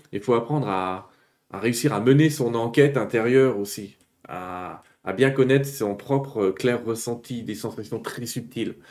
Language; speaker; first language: French; native; French